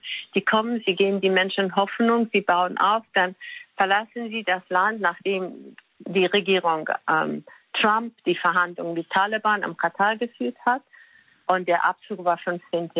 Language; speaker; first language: German; non-native, fluent; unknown